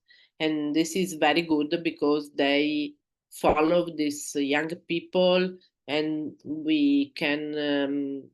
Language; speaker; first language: English; non-native, learner; Italian